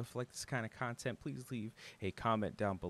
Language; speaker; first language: English; native; English